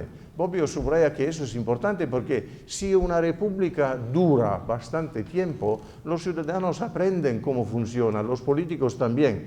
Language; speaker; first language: Spanish; non-native, fluent; Italian